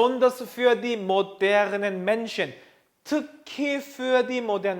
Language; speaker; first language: German; non-native, fluent; Korean